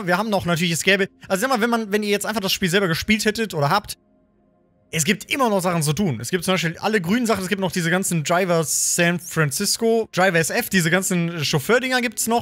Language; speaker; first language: German; native; German